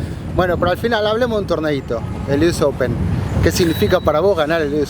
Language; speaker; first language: Spanish; native; Spanish